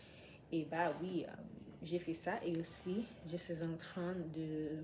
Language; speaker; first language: French; non-native, learner; English